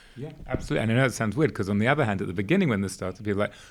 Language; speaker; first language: English; native; English